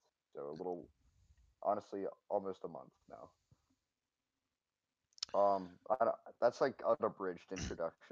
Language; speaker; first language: English; native; English